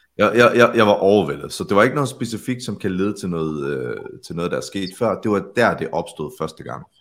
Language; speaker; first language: Danish; early bilingual, other home language; Arabic